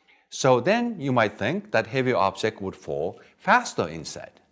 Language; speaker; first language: English; non-native, fluent; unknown